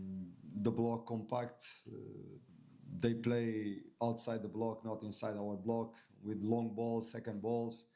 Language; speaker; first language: English; non-native, fluent; Portuguese